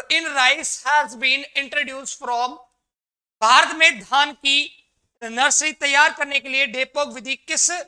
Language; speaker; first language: Hindi; native; Hindi